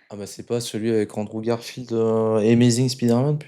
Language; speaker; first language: French; native; French